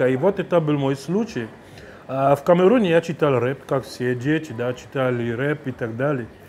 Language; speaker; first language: Russian; non-native, fluent; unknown